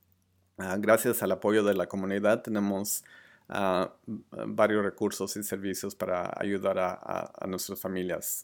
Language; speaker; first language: Spanish; early bilingual, other home language; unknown